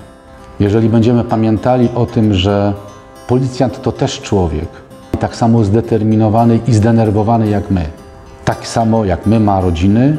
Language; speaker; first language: Polish; native; Polish